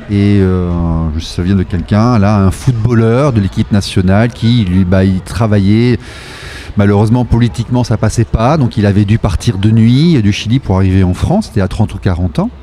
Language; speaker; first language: French; native; French